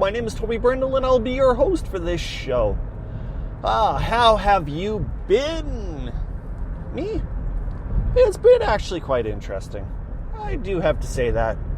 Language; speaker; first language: English; native; English